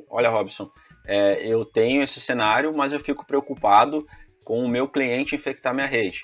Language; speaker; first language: Portuguese; native; Portuguese